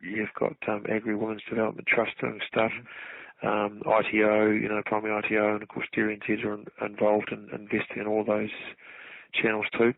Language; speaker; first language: English; native; English